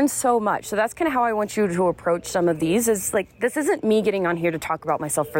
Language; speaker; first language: English; native; English